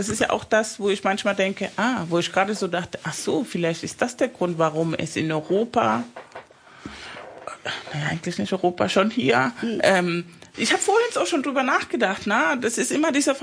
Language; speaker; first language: German; non-native, fluent; Spanish